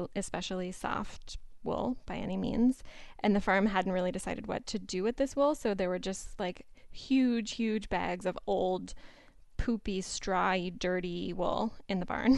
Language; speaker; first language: English; native; English